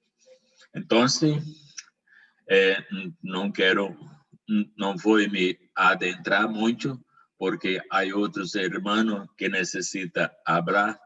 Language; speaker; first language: Portuguese; non-native, learner; Spanish